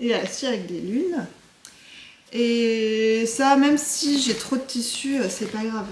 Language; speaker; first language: French; native; French